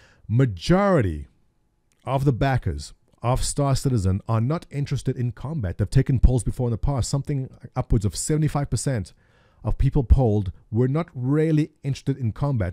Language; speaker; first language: English; native; English